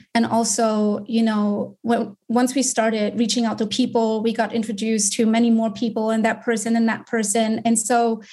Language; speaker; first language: English; non-native, fluent; German